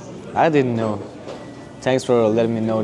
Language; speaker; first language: English; non-native, fluent; Mongolian